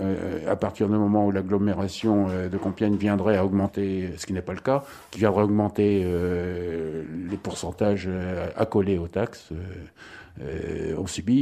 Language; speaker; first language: French; native; French